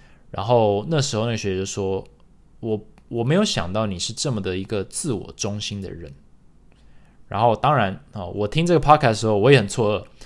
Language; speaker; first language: Chinese; early bilingual, other home language; English